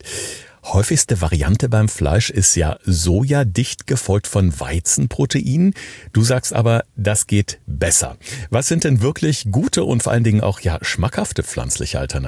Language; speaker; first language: German; native; German